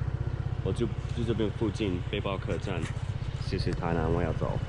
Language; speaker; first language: Chinese; non-native, fluent; English